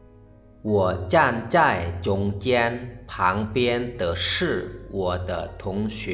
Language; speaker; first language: Chinese; non-native, fluent; Lao